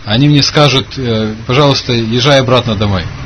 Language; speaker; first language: Russian; native; Russian